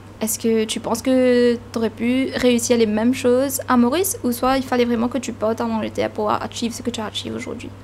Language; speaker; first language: French; native; French